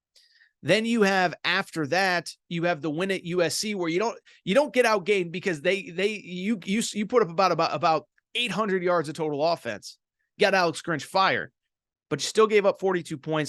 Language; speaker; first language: English; native; English